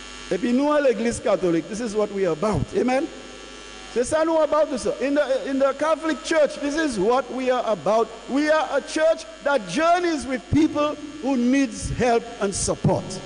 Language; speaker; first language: English; non-native, local second language; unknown